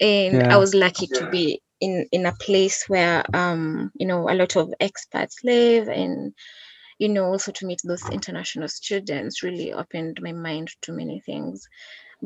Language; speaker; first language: English; non-native, local second language; Gusii